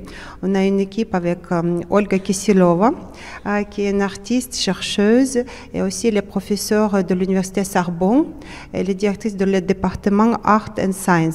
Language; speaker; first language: French; non-native, fluent; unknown